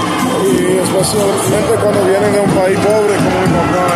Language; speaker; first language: Spanish; early bilingual, heritage; Spanish